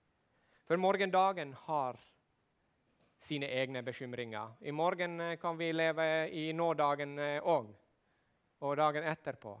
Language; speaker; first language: Swedish; non-native, local second language; Finnish